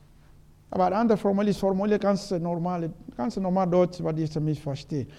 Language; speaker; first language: German; non-native, learner; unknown